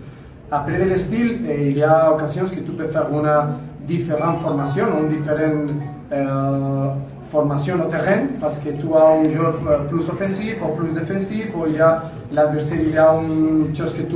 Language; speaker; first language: French; non-native, learner; Spanish